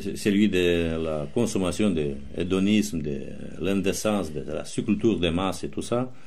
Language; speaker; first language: French; non-native, fluent; Romanian